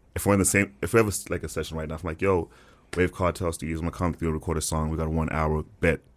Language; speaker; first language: English; non-native, local second language; Tswana